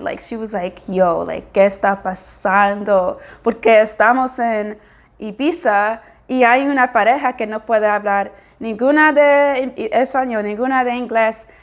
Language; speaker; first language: Spanish; non-native, fluent; English